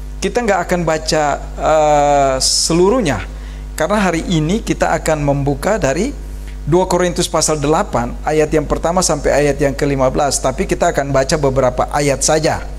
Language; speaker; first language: Indonesian; native; Indonesian